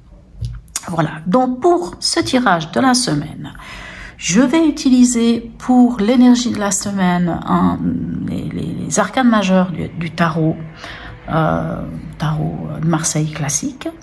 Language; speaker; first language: French; native; French